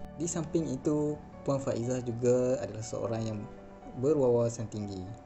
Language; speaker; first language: Malay; native; Malay